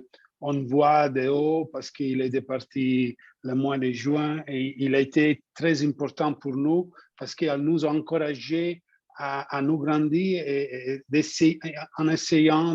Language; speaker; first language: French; non-native, fluent; Italian